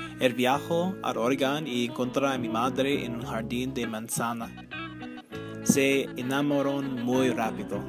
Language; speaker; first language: Spanish; early bilingual, heritage; Spanish